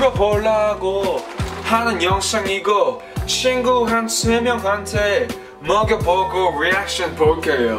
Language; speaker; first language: Korean; early bilingual, heritage; Korean